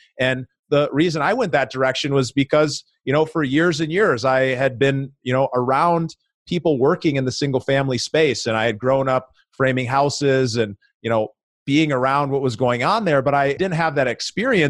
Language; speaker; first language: English; native; English